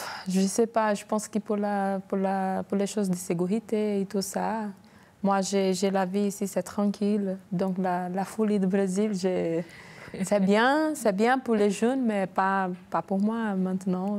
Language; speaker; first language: French; non-native, learner; Portuguese